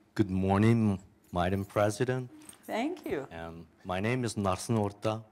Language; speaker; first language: English; non-native, fluent; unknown